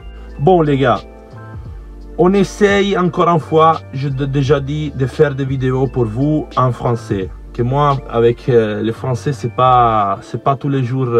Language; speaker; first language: French; non-native, learner; Italian